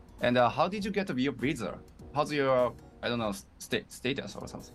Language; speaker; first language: English; non-native, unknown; Japanese